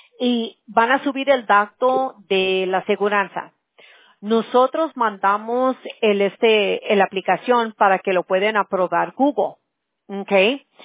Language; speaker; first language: Spanish; early bilingual, heritage; Spanish